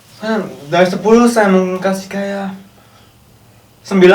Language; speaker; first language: Indonesian; non-native, learner; English